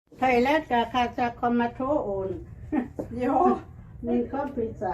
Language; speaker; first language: Swedish; non-native, learner; Thai